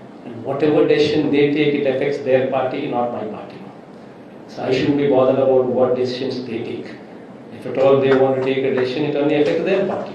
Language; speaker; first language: English; non-native, local second language; Telugu